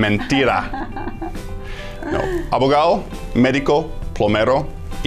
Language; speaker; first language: Spanish; non-native, fluent; English